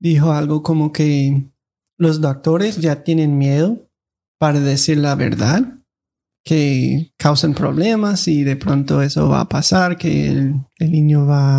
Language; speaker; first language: Spanish; non-native, fluent; English